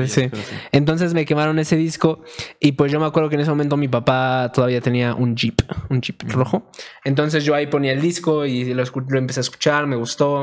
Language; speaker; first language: Spanish; native; Spanish